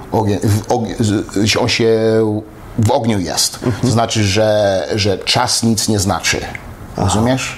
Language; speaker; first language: Polish; early bilingual, heritage; Polish